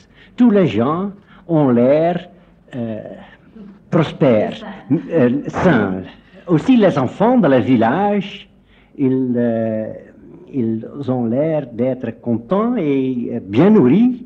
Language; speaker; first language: French; non-native, fluent; Dutch